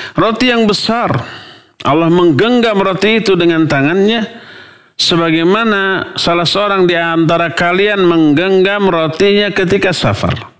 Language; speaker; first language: Indonesian; non-native, local second language; Sundanese